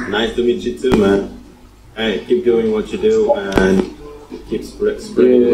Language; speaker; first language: English; non-native, fluent; Indonesian